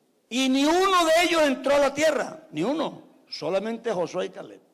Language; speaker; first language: Spanish; native; Spanish